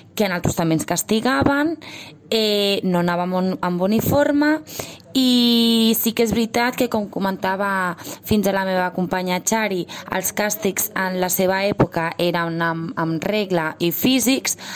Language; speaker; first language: Catalan; native; Catalan